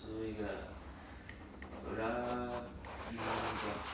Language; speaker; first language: Japanese; non-native, learner; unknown